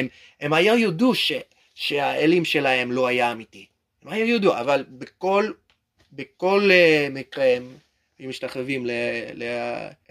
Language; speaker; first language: Hebrew; non-native, learner; English